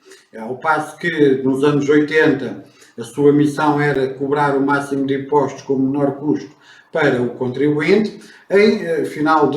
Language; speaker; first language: Portuguese; native; Portuguese